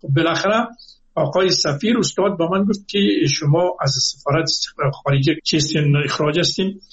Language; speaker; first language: Persian; native; Persian